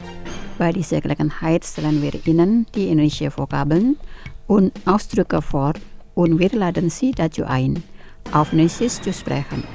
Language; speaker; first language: German; non-native, fluent; Indonesian